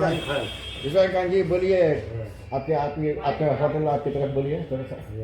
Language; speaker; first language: Hindi; non-native, local second language; Telugu